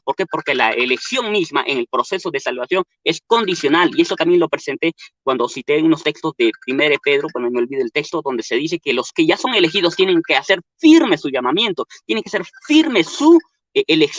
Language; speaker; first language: Spanish; native; Spanish